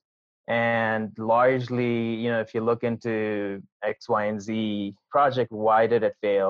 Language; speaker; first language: English; non-native, local second language; Nepali